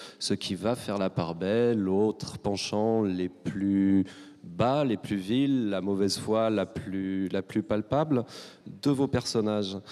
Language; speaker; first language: French; native; French